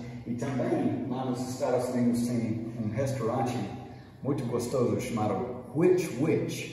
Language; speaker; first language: Portuguese; non-native, fluent; English